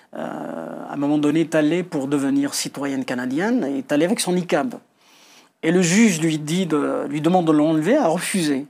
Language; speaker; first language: French; non-native, local second language; Kabyle